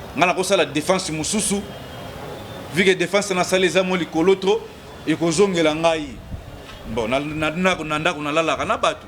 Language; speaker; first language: Lingala; non-native, local second language; Kongo